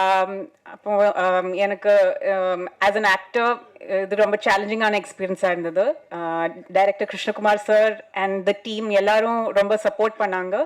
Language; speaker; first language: Tamil; non-native, fluent; Malayalam